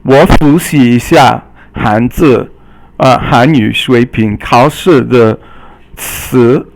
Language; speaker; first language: Chinese; non-native, learner; English